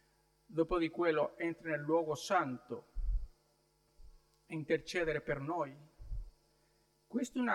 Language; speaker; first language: Italian; non-native, learner; Spanish